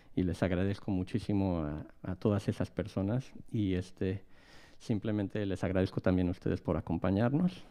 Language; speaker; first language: Spanish; native; Spanish